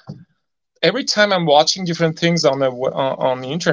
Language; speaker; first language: English; non-native, fluent; French